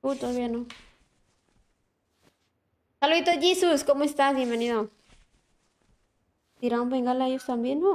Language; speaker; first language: Spanish; native; Spanish